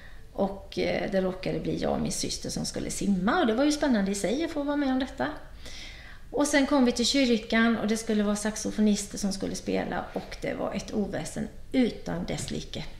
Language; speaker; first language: Swedish; native; Swedish